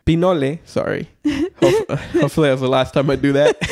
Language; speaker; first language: English; early bilingual, other home language; Spanish